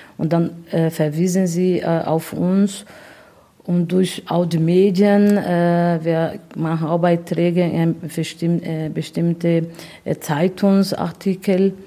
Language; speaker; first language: German; non-native, fluent; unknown